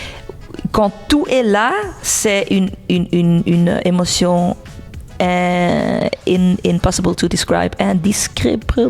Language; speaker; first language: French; non-native, local second language; Dutch